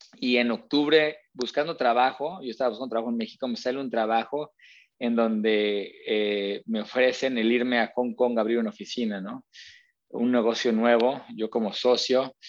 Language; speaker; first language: Spanish; native; Spanish